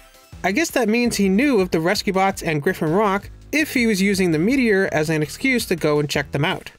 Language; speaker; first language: English; native; English